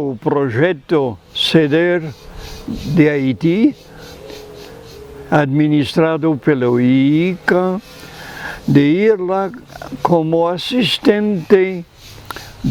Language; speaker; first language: Portuguese; non-native, fluent; French